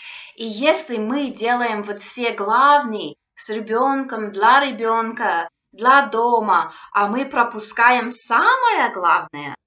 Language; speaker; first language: Russian; non-native, fluent; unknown